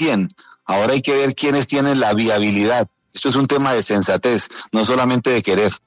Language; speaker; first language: Spanish; native; Spanish